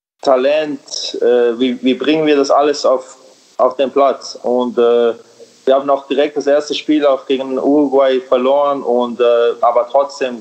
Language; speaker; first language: German; early bilingual, other home language; Serbian